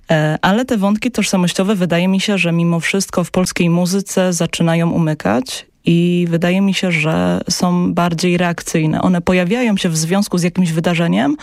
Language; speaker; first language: Polish; native; Polish